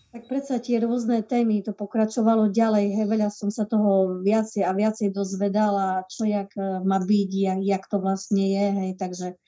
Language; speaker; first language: Slovak; native; Slovak